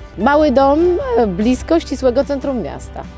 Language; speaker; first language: Polish; native; Polish